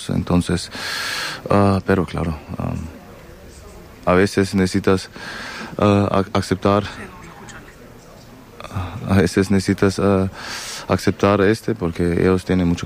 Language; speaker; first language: Spanish; non-native, learner; German